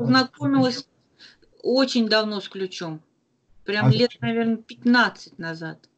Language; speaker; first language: Russian; native; Russian